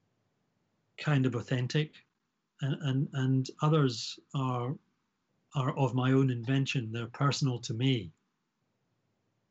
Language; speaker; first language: English; native; English